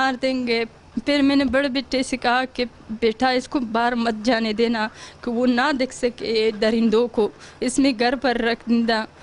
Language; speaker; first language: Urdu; non-native, learner; Pashto